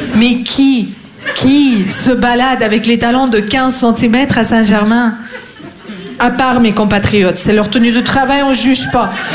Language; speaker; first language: French; non-native, fluent; Russian